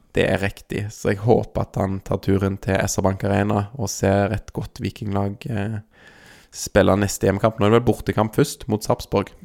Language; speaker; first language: Norwegian; native; Norwegian